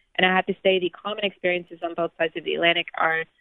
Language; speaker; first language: English; native; English